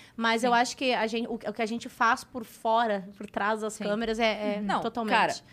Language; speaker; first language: Portuguese; native; Portuguese